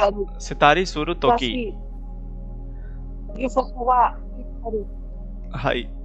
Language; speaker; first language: Japanese; non-native, fluent; Hindi